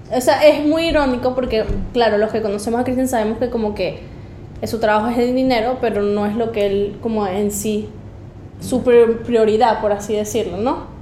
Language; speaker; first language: Spanish; early bilingual, heritage; Spanish